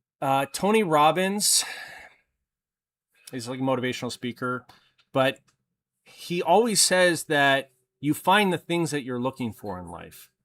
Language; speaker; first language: English; native; English